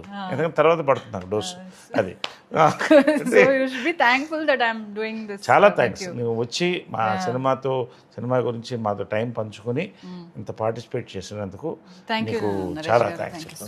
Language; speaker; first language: Telugu; native; Telugu